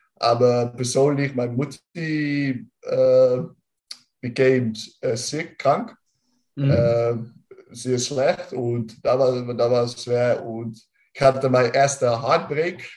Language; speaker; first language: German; non-native, learner; Dutch